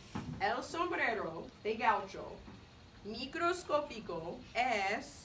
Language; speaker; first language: Spanish; non-native, fluent; English